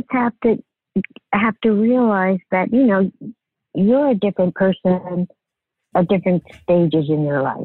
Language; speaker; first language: English; native; English